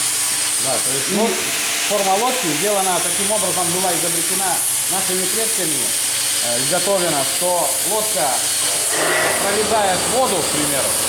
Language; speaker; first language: Russian; native; Russian